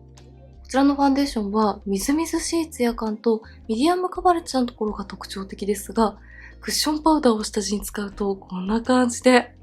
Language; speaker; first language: Japanese; native; Japanese